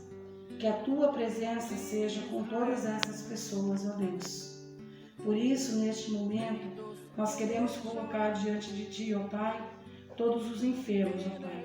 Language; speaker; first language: Portuguese; native; Portuguese